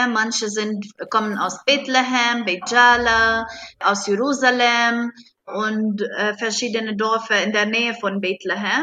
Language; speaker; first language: German; non-native, fluent; Arabic